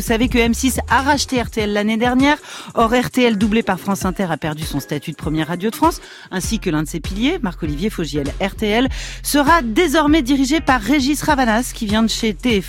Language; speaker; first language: French; native; French